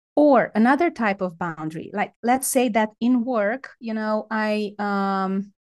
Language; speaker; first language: English; non-native, fluent; Romanian